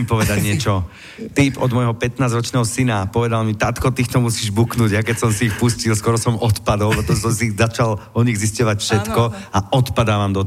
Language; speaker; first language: Slovak; native; Slovak